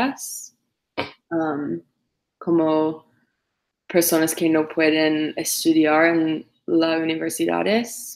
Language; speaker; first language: Spanish; non-native, learner; English